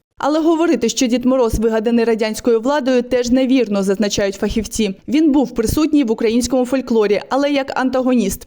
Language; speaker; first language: Ukrainian; native; Ukrainian